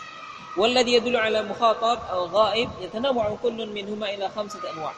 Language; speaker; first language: Arabic; non-native, fluent; Indonesian